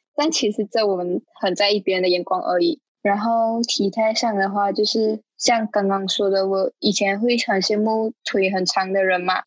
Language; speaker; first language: Chinese; native; Chinese